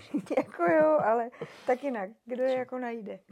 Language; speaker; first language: Czech; native; Czech